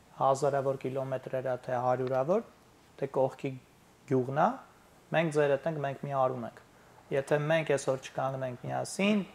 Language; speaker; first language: Armenian; native; Armenian